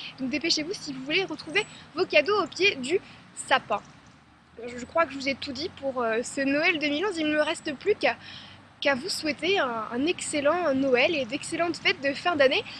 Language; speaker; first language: French; native; French